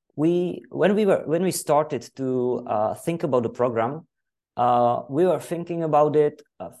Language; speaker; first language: English; non-native, fluent; Czech